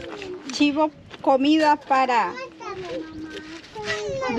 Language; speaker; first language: Spanish; non-native, local second language; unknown